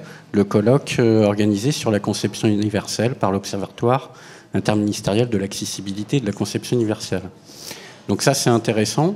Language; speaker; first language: French; native; French